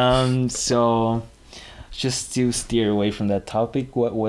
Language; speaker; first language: English; non-native, fluent; Vietnamese